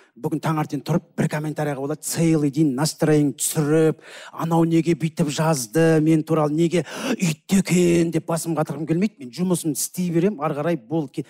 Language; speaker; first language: Kazakh; native; Kazakh